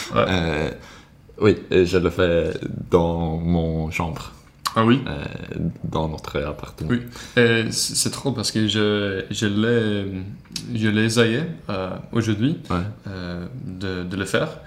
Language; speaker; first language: French; non-native, learner; Swedish